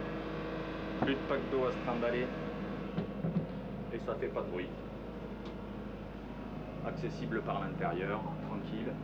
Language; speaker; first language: French; native; French